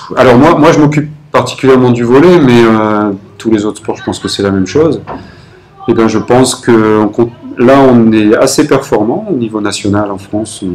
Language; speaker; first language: French; native; French